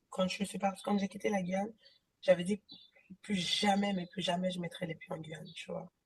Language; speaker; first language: French; early bilingual, other home language; Haitian Creole